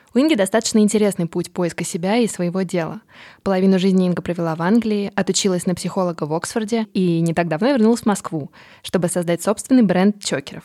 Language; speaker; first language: Russian; native; Russian